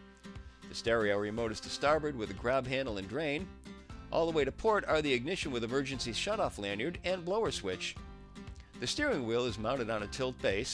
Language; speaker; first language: English; native; English